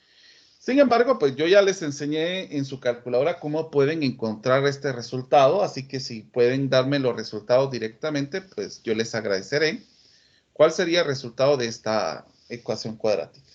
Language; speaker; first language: Spanish; native; Spanish